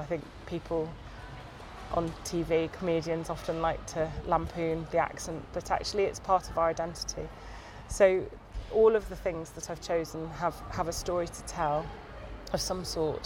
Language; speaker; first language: English; native; English